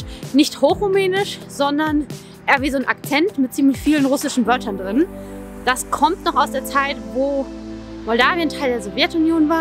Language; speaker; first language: German; native; German